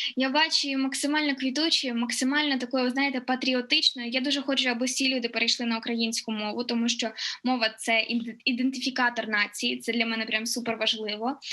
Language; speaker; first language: Ukrainian; non-native, local second language; Russian